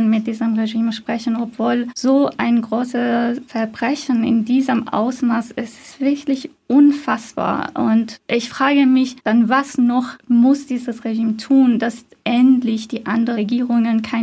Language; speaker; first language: German; non-native, fluent; Persian